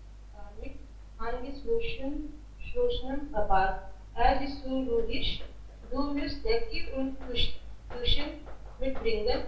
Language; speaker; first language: German; non-native, learner; Hindi